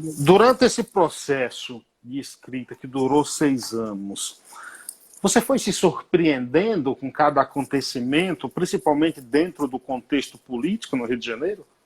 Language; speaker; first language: Portuguese; native; Portuguese